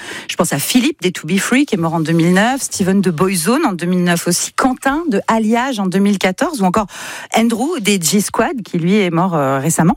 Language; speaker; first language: French; native; French